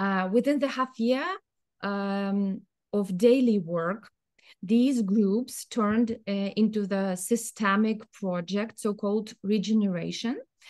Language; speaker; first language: English; non-native, fluent; Ukrainian